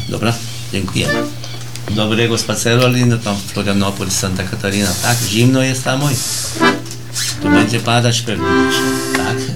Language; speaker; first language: Polish; early bilingual, heritage; Portuguese